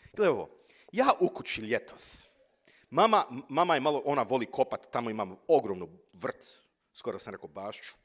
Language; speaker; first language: Croatian; early bilingual, heritage; Croatian